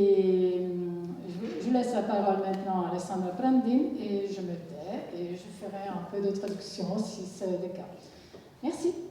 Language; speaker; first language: French; non-native, fluent; Italian